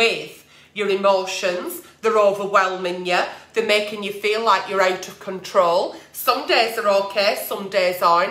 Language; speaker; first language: English; native; English